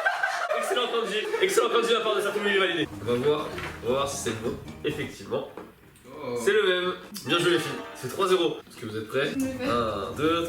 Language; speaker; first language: French; native; French